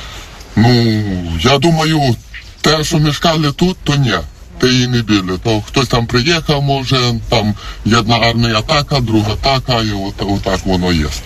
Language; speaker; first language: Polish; non-native, learner; Ukrainian